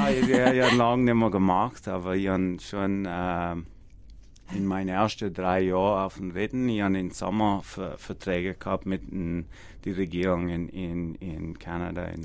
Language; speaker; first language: German; non-native, learner; English